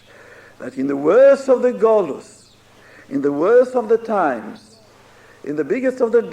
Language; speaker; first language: English; non-native, fluent; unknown